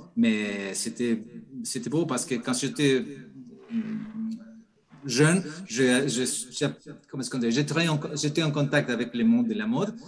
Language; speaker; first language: French; non-native, fluent; Spanish